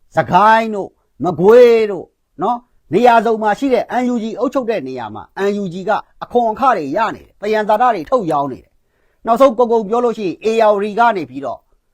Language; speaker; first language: Burmese; non-native, local second language; Kachin